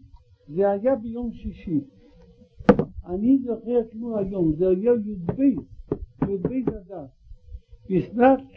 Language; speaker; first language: Hebrew; non-native, learner; Russian